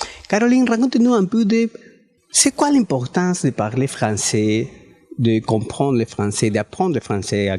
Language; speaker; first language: French; non-native, fluent; Spanish